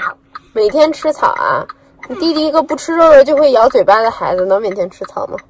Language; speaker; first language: Chinese; native; Chinese